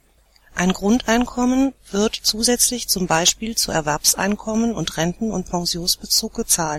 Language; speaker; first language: German; native; German